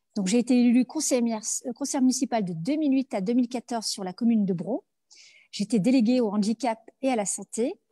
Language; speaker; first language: French; native; French